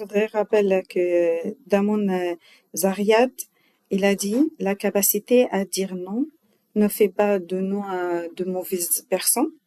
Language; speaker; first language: French; non-native, learner; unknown